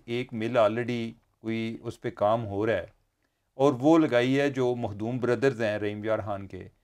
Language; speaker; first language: Urdu; non-native, local second language; Punjabi